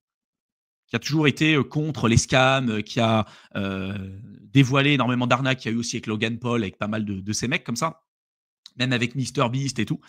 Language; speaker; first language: French; native; French